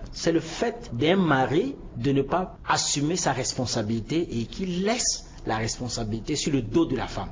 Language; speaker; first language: French; non-native, local second language; Sango